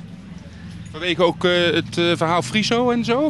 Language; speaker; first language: Dutch; native; Dutch